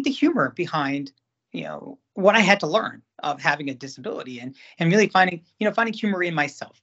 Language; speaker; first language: English; native; English